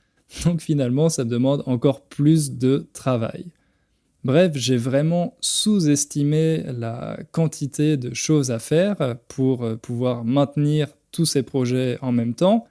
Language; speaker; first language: French; native; French